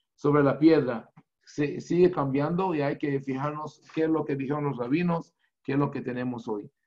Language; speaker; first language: Spanish; non-native, fluent; Hebrew